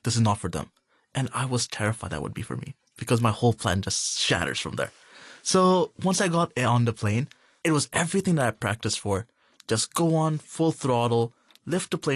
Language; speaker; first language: English; non-native, local second language; Urdu